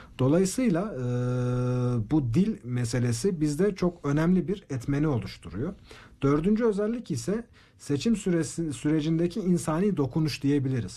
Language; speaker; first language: Turkish; native; Turkish